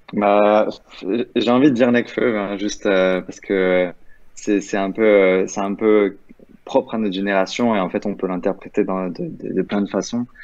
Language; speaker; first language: French; native; French